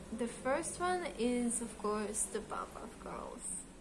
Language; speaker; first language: English; non-native, learner; Hebrew